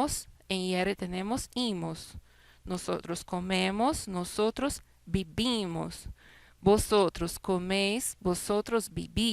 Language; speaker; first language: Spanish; non-native, fluent; Portuguese